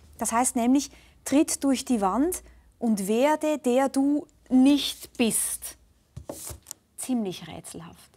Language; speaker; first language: German; native; German